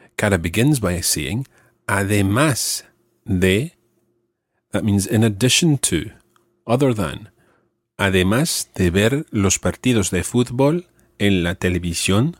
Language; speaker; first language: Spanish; non-native, fluent; English